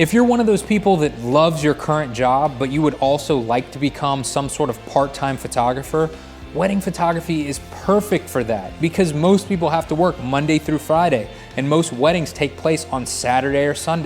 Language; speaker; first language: English; native; English